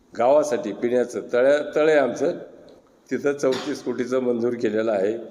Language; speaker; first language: Marathi; native; Marathi